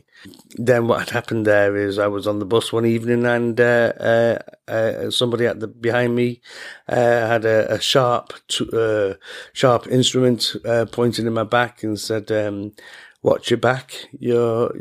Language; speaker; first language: English; native; English